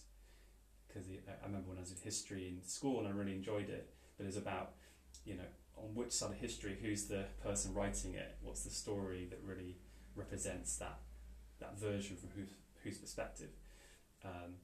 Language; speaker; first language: English; native; English